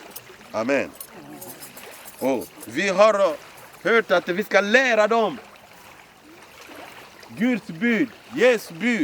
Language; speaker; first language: Swedish; non-native, fluent; Lingala